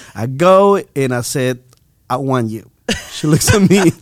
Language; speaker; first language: English; non-native, fluent; Spanish